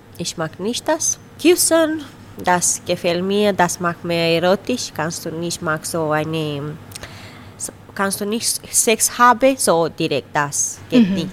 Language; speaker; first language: German; non-native, learner; Romanian